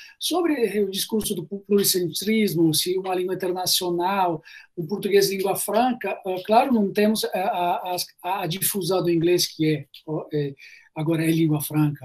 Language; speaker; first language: Portuguese; non-native, fluent; Italian